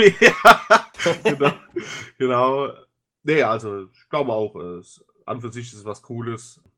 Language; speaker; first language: German; native; German